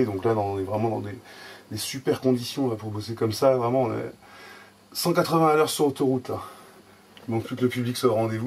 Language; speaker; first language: French; native; French